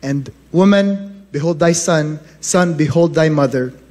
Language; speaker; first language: English; non-native, local second language; Filipino